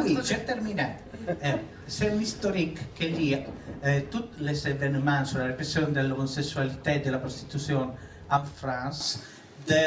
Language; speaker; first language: French; non-native, learner; Italian